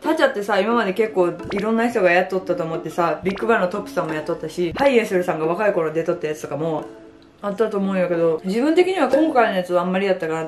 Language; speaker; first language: Japanese; native; Japanese